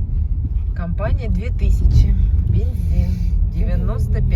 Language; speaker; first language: Russian; native; Russian